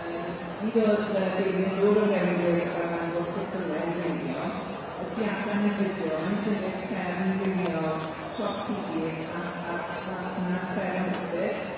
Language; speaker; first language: Welsh; native; Welsh